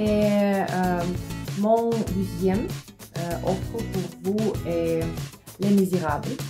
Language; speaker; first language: French; non-native, fluent; Russian